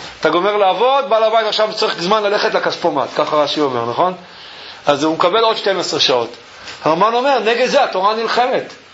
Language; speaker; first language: Hebrew; early bilingual, other home language; English